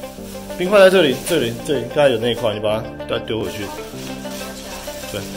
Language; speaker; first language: Chinese; native; Chinese